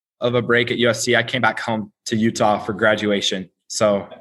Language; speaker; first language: English; native; English